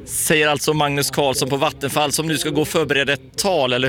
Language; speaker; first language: Swedish; native; Swedish